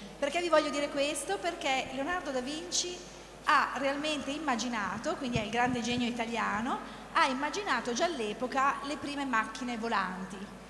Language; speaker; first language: Italian; native; Italian